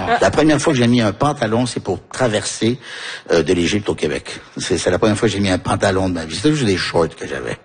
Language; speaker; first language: French; early bilingual, heritage; French